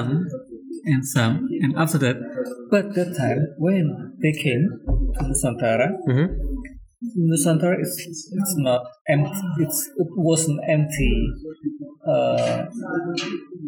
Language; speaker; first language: English; non-native, learner; Indonesian